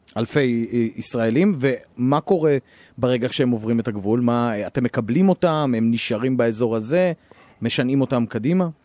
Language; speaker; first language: Hebrew; native; Hebrew